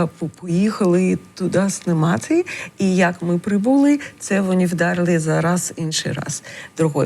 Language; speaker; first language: Ukrainian; non-native, learner; English